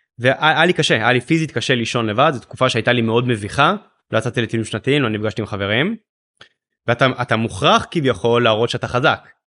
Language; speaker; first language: Hebrew; native; Hebrew